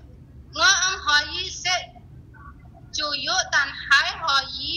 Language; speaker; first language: Cantonese; non-native, learner; Indonesian